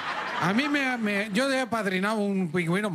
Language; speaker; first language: Spanish; native; Spanish